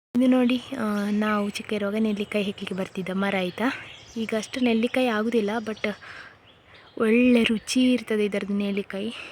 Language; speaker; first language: Kannada; non-native, local second language; Konkani